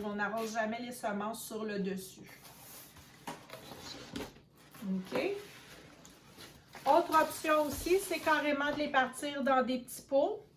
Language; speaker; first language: French; native; French